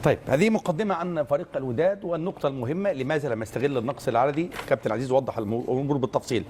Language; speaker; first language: Arabic; native; Arabic